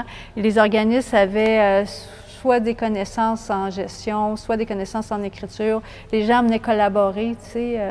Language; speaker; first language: French; native; French